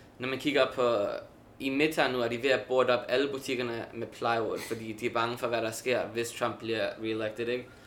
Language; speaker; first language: Danish; early bilingual, heritage; Danish